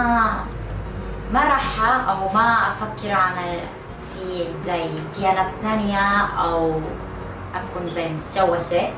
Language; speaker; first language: Arabic; non-native, learner; Korean